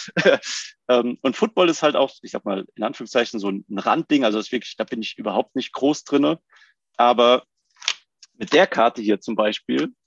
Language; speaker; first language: German; native; German